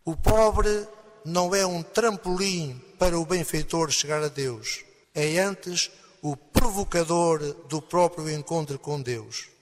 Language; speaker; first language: Portuguese; native; Portuguese